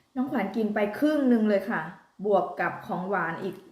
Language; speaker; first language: Thai; native; Thai